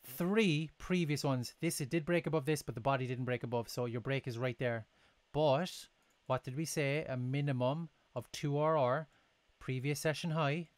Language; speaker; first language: English; native; English